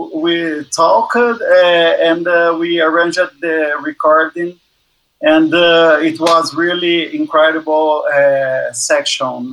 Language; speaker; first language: English; non-native, learner; Portuguese